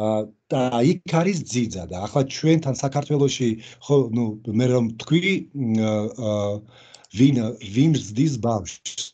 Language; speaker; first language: Georgian; non-native, local second language; Russian